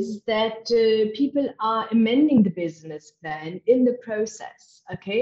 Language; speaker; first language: English; non-native, fluent; German